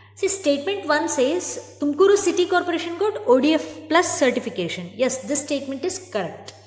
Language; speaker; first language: English; non-native, local second language; Kannada